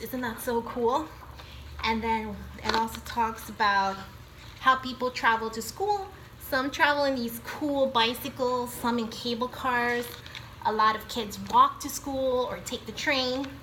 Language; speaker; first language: English; native; English